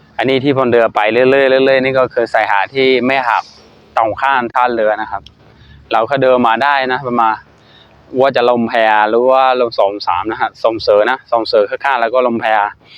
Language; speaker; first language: Thai; non-native, fluent; Burmese